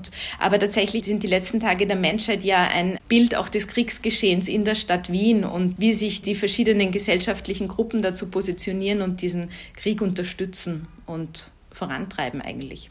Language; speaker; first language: German; native; German